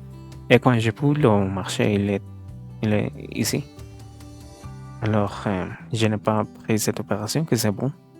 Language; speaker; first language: French; non-native, learner; Spanish